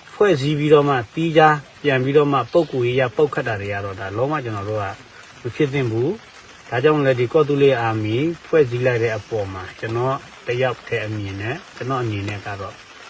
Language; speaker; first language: Burmese; non-native, local second language; S'gaw Karen